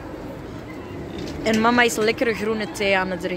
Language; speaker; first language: Dutch; early bilingual, other home language; Filipino